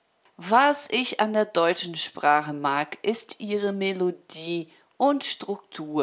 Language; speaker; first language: German; non-native, fluent; Portuguese